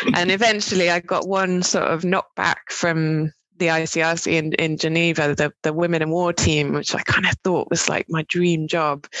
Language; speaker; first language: English; native; English